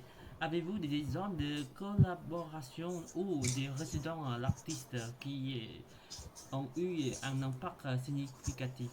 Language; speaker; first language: French; non-native, learner; Khmer